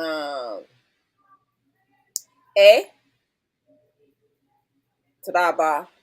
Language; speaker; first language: Spanish; non-native, learner; English